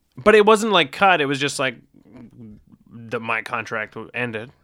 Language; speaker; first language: English; native; English